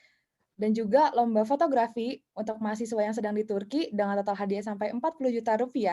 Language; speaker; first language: Indonesian; native; Indonesian